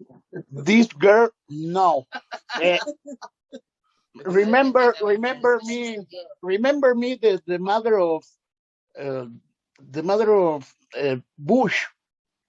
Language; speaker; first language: English; non-native, learner; Spanish